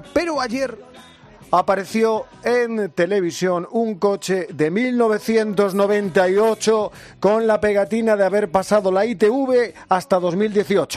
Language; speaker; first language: Spanish; native; Spanish